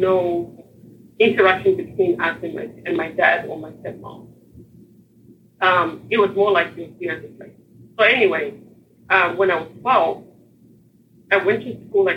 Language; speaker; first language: English; non-native, local second language; Shona